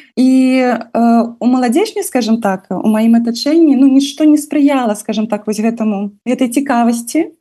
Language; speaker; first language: Belarusian; non-native, local second language; Russian